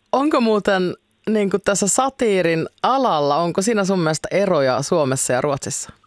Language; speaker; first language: Finnish; native; Finnish